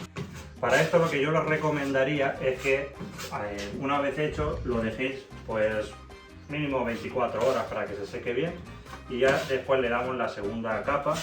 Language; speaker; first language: Spanish; native; Spanish